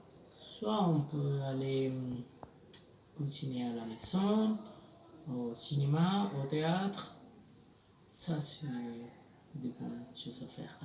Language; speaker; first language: French; non-native, fluent; Spanish